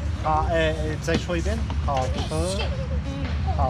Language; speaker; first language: Chinese; non-native, learner; Polish